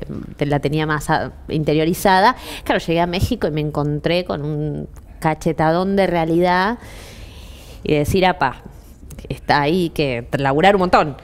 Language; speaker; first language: Spanish; native; Spanish